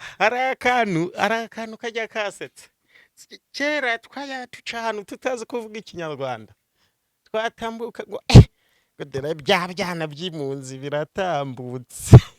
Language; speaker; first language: Kinyarwanda; early bilingual, other home language; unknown